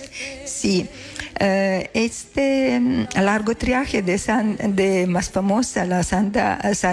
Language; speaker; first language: Spanish; non-native, learner; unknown